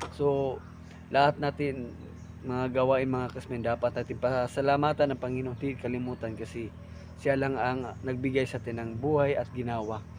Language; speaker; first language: Filipino; non-native, local second language; Cebuano